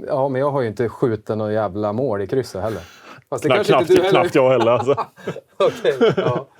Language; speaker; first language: Swedish; native; Swedish